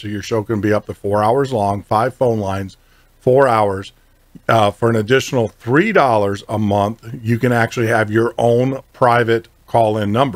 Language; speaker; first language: English; native; English